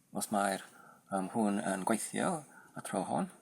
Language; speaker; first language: Welsh; non-native, learner; Polish